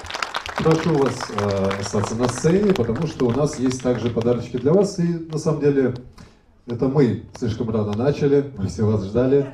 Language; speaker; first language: Russian; native; Russian